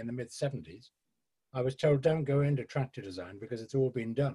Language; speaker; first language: English; native; English